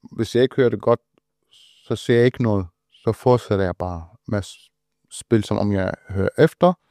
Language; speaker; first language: Danish; non-native, fluent; Arabic